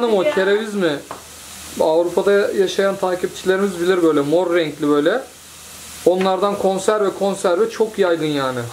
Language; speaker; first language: Turkish; native; Turkish